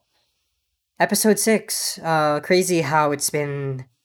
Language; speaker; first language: English; non-native, local second language; Filipino